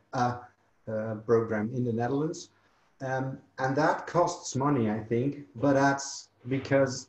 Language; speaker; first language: English; non-native, fluent; Dutch